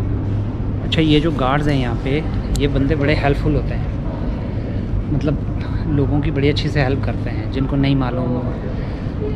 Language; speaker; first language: Hindi; native; Hindi